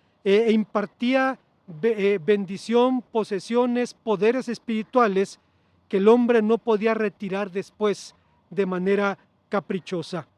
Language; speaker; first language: Spanish; native; Spanish